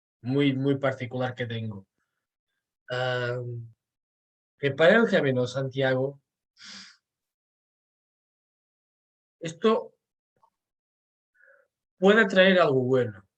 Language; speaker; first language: Spanish; non-native, fluent; Portuguese